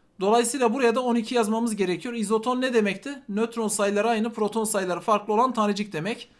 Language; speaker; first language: Turkish; native; Turkish